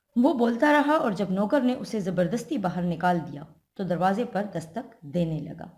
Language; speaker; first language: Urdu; non-native, local second language; Pashto